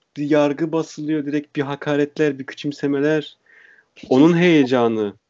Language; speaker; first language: Turkish; native; Turkish